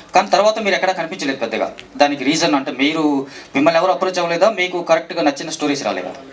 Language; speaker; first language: Telugu; native; Telugu